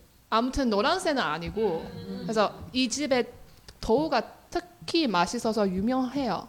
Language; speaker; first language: Korean; non-native, fluent; Chinese